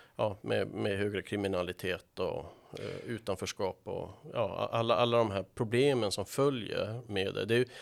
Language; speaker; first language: Swedish; native; Swedish